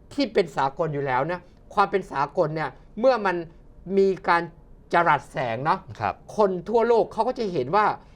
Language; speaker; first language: Thai; native; Thai